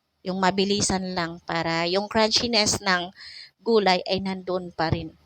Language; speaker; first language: Filipino; non-native, local second language; Cebuano